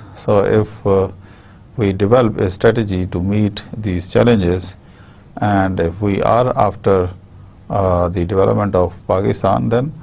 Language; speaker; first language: English; non-native, local second language; Urdu